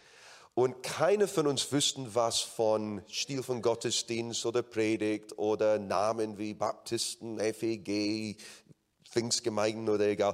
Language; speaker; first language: German; non-native, fluent; English